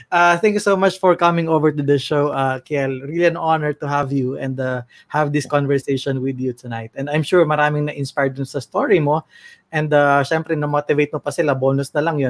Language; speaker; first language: English; non-native, local second language; Filipino